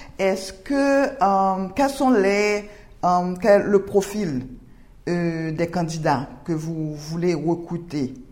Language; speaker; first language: French; non-native, local second language; Haitian Creole